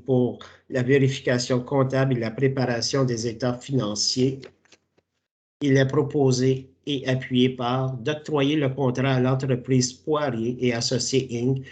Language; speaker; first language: French; native; French